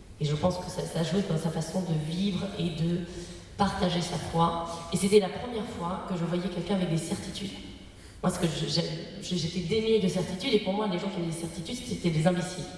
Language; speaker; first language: French; native; French